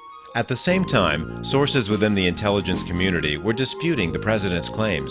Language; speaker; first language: English; native; English